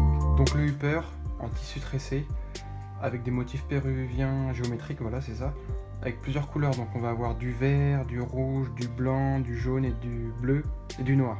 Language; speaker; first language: French; native; French